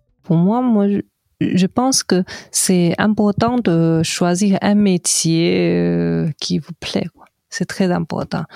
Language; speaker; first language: French; non-native, fluent; Chinese